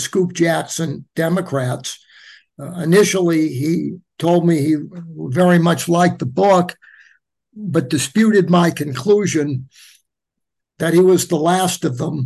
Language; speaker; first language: English; native; English